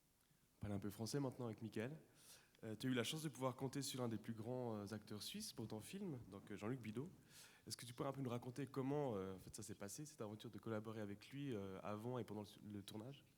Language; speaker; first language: French; native; French